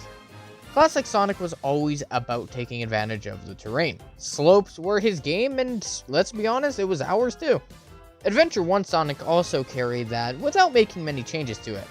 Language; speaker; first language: English; native; English